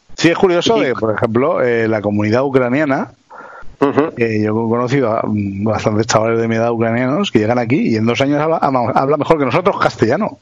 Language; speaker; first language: Spanish; native; Spanish